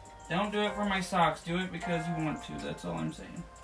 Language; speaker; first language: English; native; English